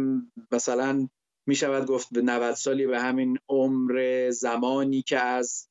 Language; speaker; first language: Persian; native; Persian